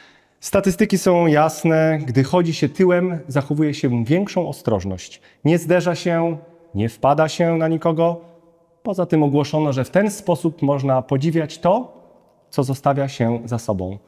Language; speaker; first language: Polish; native; Polish